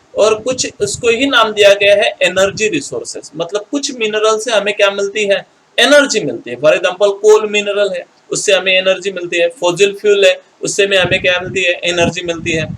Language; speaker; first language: Hindi; non-native, local second language; Marathi